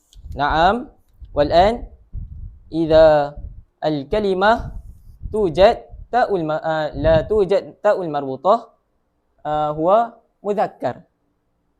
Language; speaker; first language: Arabic; non-native, learner; Malay